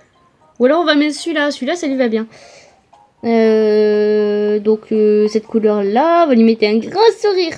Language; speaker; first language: French; native; French